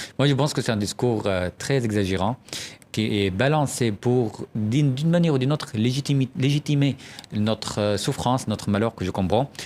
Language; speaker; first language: French; non-native, fluent; Arabic